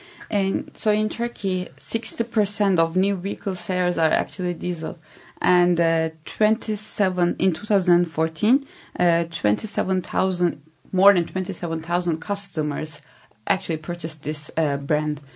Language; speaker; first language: English; non-native, fluent; Turkish